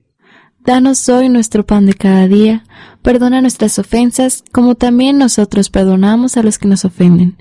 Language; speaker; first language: Spanish; native; Spanish